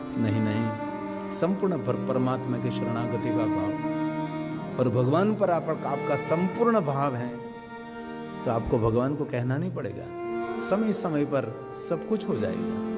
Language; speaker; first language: Hindi; non-native, local second language; Gujarati